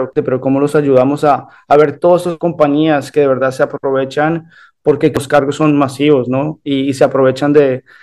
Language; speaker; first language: Spanish; early bilingual, heritage; Spanish